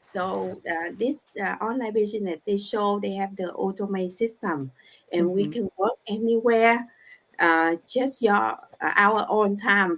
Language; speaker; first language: English; non-native, learner; Vietnamese